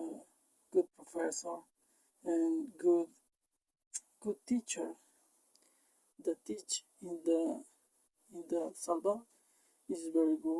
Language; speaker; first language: English; non-native, learner; Spanish